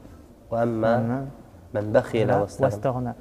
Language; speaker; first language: Arabic; native; Arabic